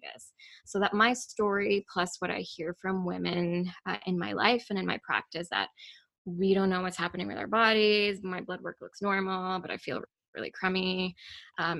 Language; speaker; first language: English; non-native, local second language; Urdu